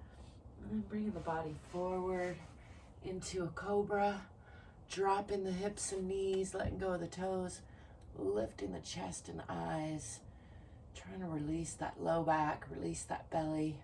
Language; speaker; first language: English; native; English